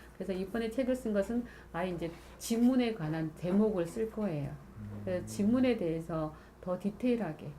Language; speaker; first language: Korean; native; Korean